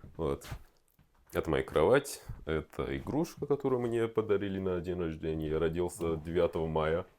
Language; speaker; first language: Russian; non-native, fluent; Persian